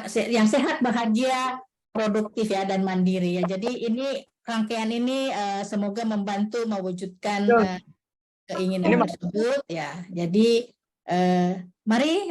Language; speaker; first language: Malay; native; Malay